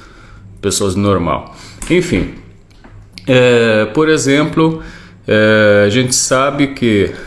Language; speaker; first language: Portuguese; non-native, fluent; Arabic